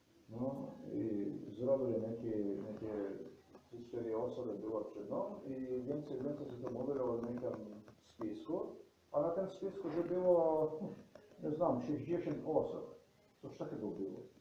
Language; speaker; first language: Polish; non-native, learner; Slovenian